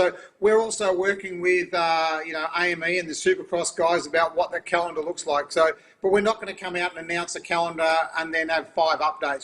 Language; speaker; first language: English; native; English